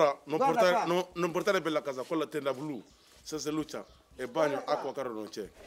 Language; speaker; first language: Italian; non-native, learner; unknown